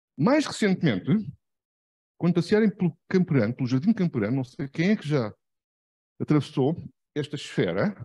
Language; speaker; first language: Portuguese; native; Portuguese